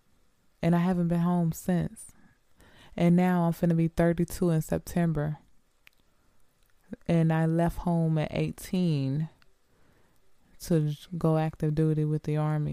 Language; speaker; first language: English; native; English